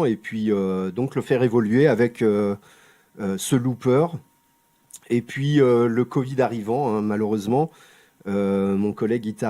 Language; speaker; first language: French; native; French